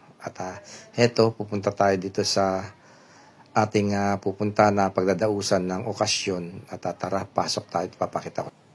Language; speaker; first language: Filipino; non-native, local second language; Pampanga